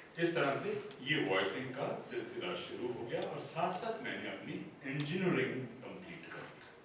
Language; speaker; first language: Hindi; non-native, local second language; Punjabi